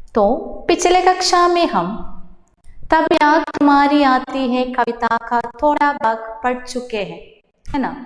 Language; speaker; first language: Hindi; non-native, local second language; Malayalam